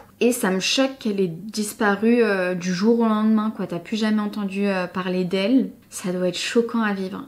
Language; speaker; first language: French; native; French